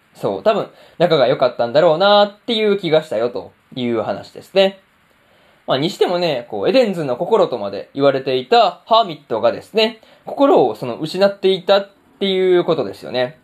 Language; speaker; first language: Japanese; native; Japanese